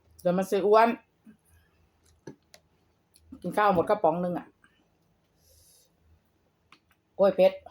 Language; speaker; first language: Thai; non-native, local second language; Lao